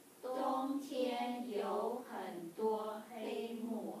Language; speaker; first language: Chinese; non-native, learner; English